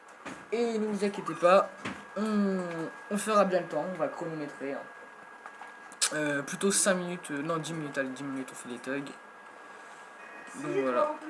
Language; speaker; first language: French; native; French